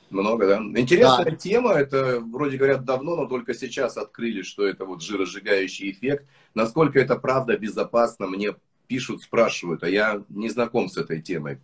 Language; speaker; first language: Russian; native; Russian